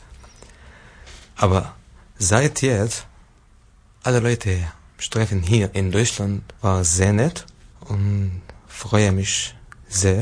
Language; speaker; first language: German; non-native, learner; Arabic